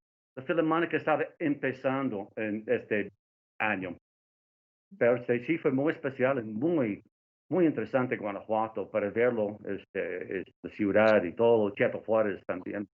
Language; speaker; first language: Spanish; non-native, fluent; English